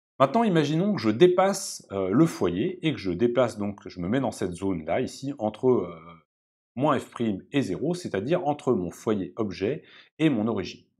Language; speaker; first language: French; native; French